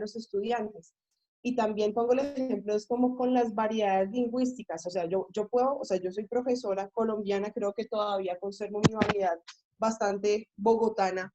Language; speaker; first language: Spanish; native; Spanish